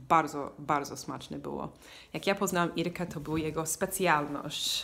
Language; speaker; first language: Polish; non-native, learner; English